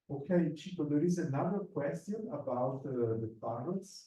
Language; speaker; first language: English; non-native, fluent; Italian